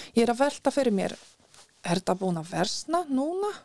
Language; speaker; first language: Icelandic; non-native, fluent; Polish